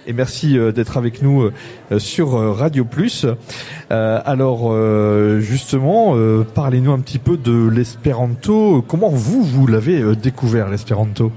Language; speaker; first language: French; native; French